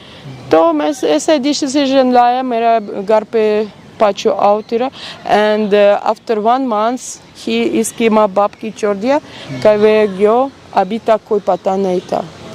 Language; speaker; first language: Hindi; non-native, learner; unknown